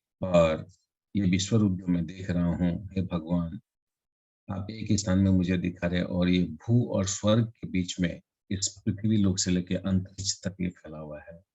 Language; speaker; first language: Hindi; non-native, local second language; Assamese